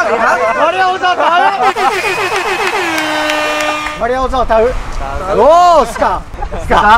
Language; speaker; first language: Japanese; native; Japanese